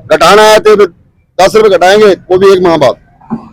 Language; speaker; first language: Urdu; non-native, local second language; Punjabi